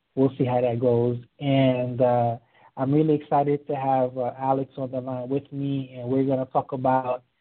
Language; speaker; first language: English; early bilingual, other home language; Haitian Creole